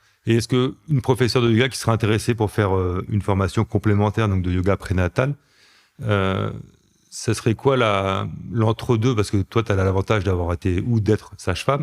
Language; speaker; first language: French; native; French